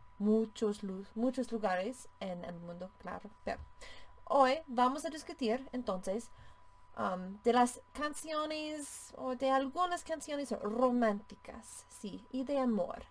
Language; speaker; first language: Spanish; non-native, fluent; English